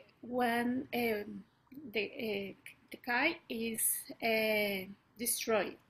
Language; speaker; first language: English; non-native, learner; Spanish